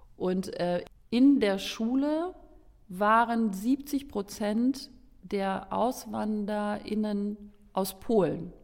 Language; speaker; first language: German; early bilingual, other home language; Lithuanian